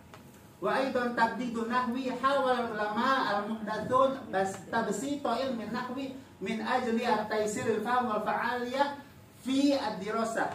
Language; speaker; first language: Arabic; non-native, fluent; Indonesian